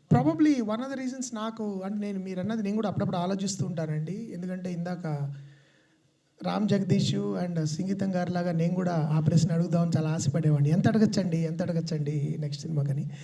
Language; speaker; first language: Telugu; native; Telugu